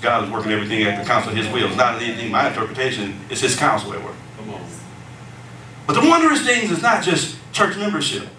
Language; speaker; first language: English; native; English